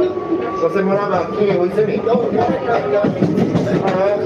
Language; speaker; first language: Portuguese; non-native, learner; Japanese